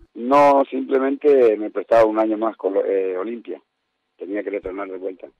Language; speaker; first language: Spanish; native; Spanish